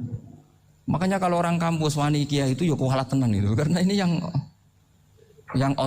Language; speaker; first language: Indonesian; non-native, local second language; Javanese